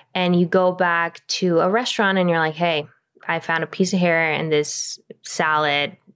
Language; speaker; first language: English; non-native, fluent; Romanian